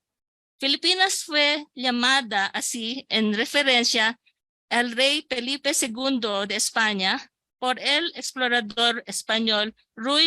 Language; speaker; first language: Spanish; non-native, local second language; Filipino